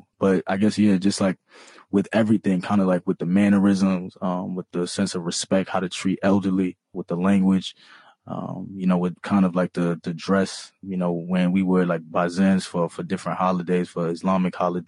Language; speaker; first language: English; early bilingual, other home language; Bambara